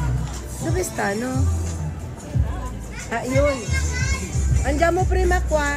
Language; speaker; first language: Italian; non-native, learner; Filipino